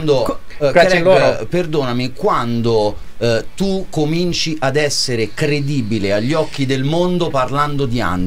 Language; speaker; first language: Italian; native; Italian